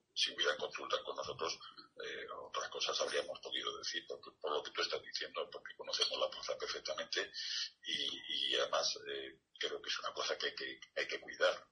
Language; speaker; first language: Spanish; native; Spanish